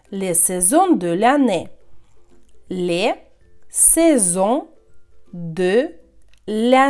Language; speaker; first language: French; non-native, fluent; Russian